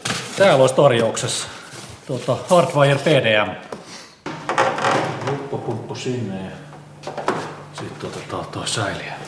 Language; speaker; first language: Finnish; native; Finnish